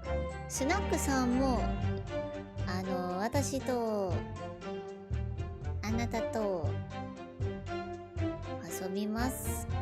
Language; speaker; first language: Japanese; non-native, learner; Filipino